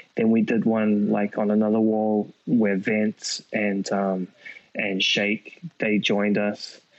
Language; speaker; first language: English; native; English